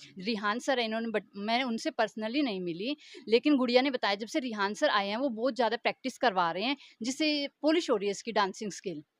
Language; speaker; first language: Hindi; native; Hindi